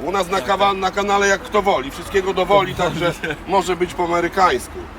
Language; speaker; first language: Polish; native; Polish